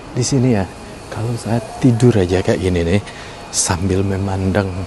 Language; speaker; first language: English; non-native, fluent; Indonesian